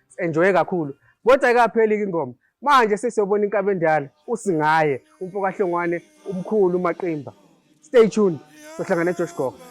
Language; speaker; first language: Zulu; native; Zulu